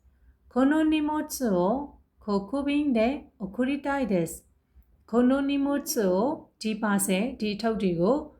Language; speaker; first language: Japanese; non-native, fluent; Burmese